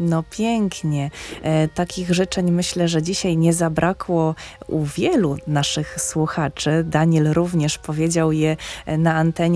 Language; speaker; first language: Polish; native; Polish